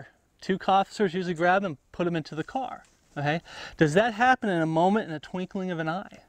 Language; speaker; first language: English; native; English